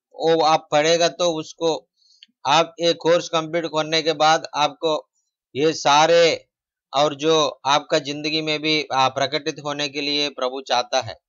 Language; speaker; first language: Hindi; non-native, local second language; Telugu